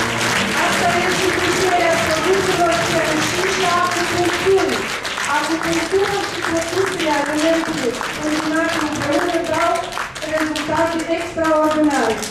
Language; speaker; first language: Romanian; native; Romanian